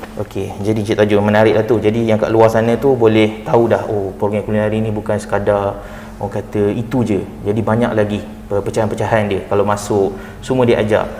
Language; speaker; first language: Malay; native; Malay